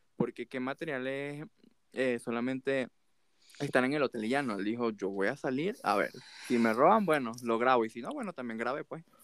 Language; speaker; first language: Spanish; native; Spanish